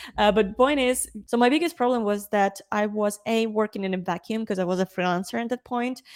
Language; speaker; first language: English; non-native, fluent; Ukrainian